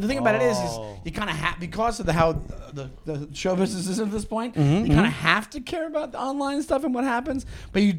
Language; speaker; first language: English; native; English